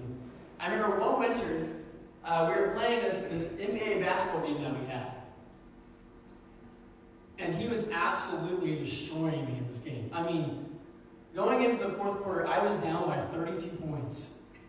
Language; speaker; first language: English; native; English